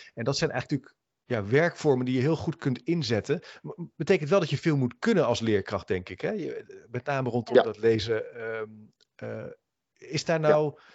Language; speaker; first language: Dutch; native; Dutch